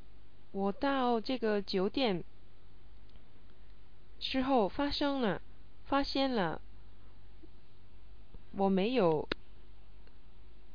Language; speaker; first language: Chinese; non-native, learner; English